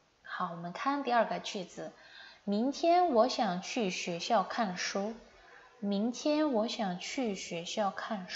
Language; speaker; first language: Chinese; non-native, fluent; Indonesian